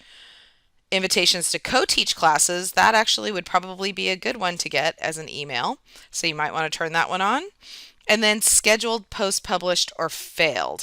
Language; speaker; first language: English; native; English